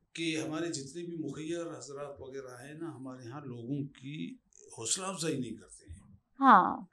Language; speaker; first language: Urdu; native; Urdu